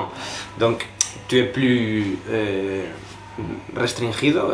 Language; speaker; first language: French; non-native, fluent; Spanish